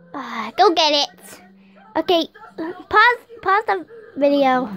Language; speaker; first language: English; native; English